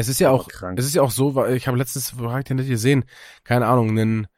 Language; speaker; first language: German; native; German